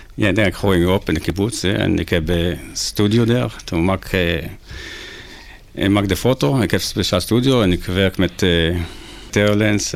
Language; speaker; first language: Dutch; non-native, learner; Hebrew